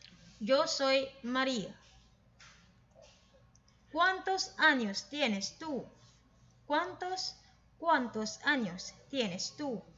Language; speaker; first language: Spanish; non-native, fluent; Filipino